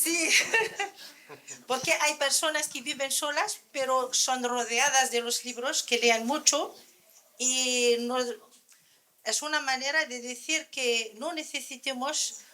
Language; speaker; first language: Spanish; non-native, learner; Arabic